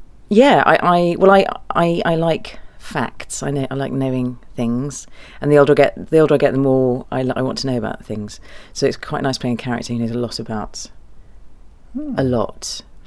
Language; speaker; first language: English; early bilingual, other home language; German